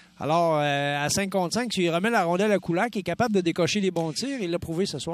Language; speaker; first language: French; native; French